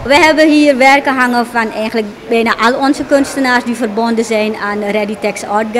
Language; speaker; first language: Dutch; native; Dutch